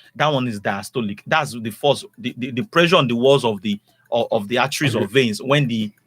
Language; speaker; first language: English; non-native, local second language; Yoruba